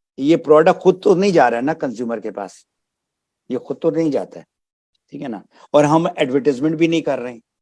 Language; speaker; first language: Urdu; native; Urdu